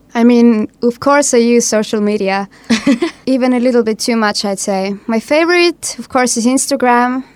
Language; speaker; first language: English; non-native, fluent; Estonian